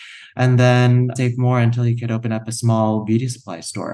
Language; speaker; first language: English; native; English